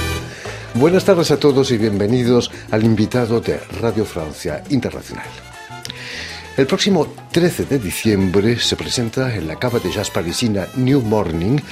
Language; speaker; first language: Spanish; native; Spanish